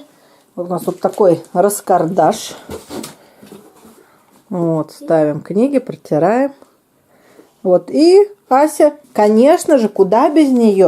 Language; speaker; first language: Russian; native; Russian